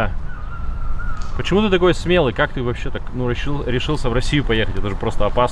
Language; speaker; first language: Russian; native; Russian